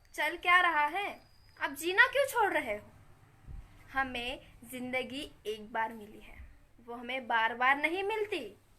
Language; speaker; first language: Hindi; non-native, local second language; Marathi